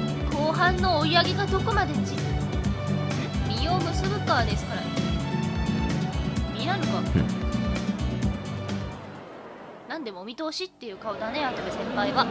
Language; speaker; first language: Japanese; native; Japanese